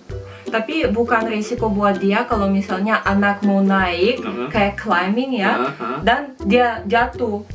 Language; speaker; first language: Indonesian; non-native, fluent; Russian